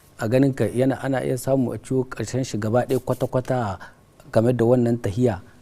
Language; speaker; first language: Hausa; native; Hausa